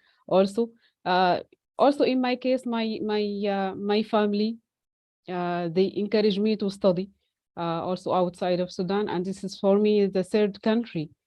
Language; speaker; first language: English; non-native, fluent; Arabic